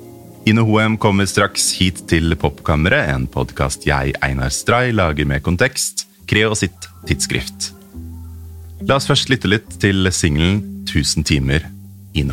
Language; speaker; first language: Norwegian; native; Norwegian